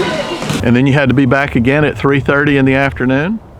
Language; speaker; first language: English; native; English